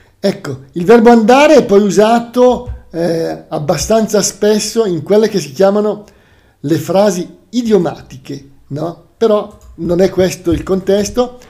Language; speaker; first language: Italian; native; Italian